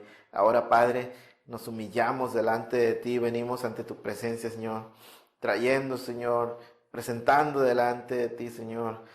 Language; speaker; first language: Spanish; native; Spanish